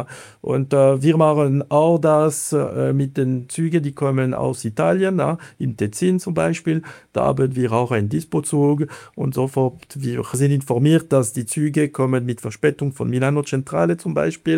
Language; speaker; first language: German; non-native, fluent; Italian